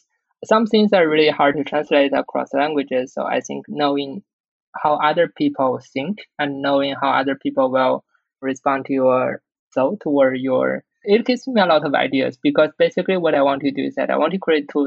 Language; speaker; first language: English; non-native, fluent; Chinese